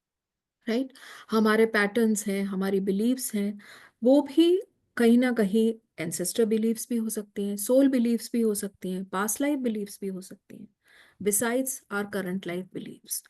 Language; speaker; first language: Hindi; native; Hindi